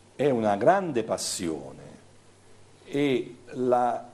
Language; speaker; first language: Italian; native; Italian